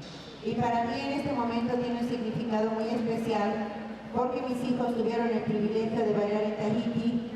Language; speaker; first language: Spanish; native; Spanish